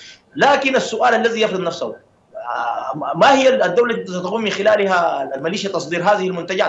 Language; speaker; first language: Arabic; native; Arabic